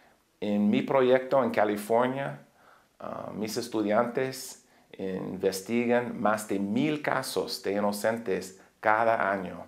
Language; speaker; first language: Spanish; non-native, learner; English